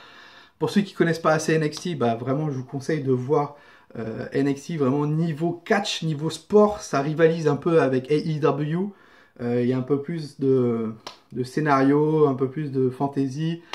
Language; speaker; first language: French; native; French